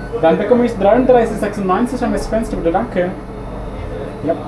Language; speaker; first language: German; non-native, learner; Malayalam